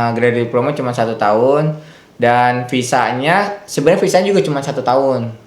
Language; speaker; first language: Indonesian; native; Indonesian